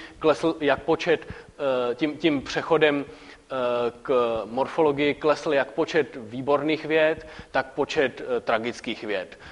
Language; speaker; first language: Czech; native; Czech